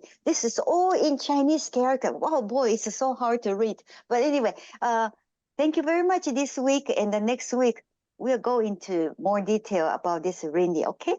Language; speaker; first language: English; non-native, fluent; Japanese